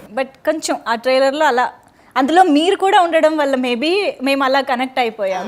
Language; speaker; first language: Telugu; native; Telugu